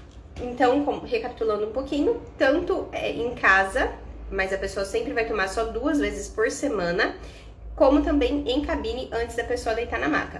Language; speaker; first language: Portuguese; native; Portuguese